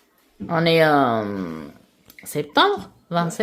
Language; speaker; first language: French; non-native, learner; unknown